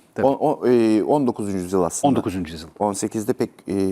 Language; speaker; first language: Turkish; native; Turkish